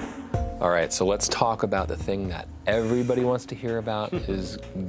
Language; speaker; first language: English; native; English